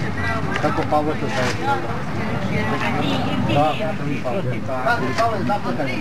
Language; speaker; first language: Croatian; native; Croatian